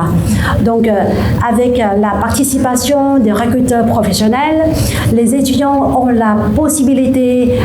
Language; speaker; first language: French; non-native, fluent; Vietnamese